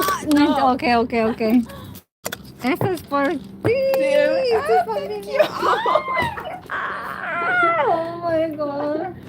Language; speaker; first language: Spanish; non-native, learner; English